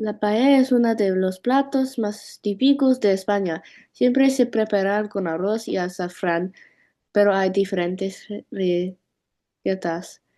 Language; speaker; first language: Spanish; non-native, learner; English